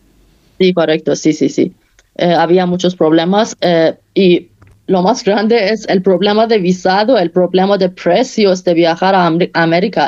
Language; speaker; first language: Spanish; non-native, fluent; Persian